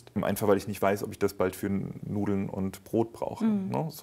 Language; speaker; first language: German; native; German